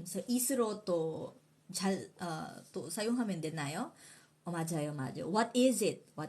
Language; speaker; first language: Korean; non-native, fluent; Filipino